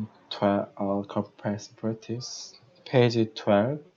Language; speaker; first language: English; non-native, learner; Korean